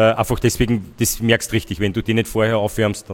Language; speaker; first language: German; native; German